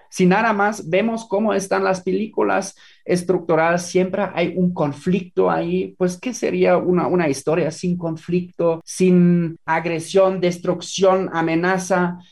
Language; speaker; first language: Spanish; non-native, fluent; German